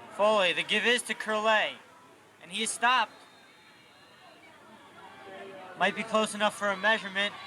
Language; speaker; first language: English; native; English